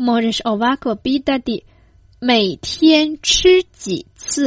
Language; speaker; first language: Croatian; non-native, fluent; Chinese